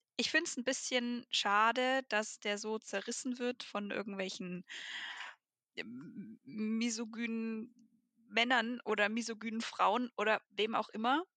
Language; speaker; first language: German; native; German